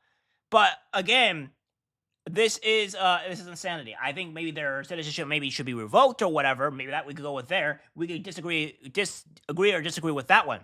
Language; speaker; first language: English; native; English